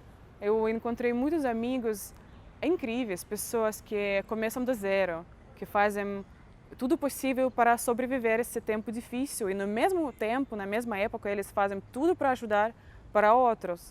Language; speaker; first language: Portuguese; non-native, fluent; Russian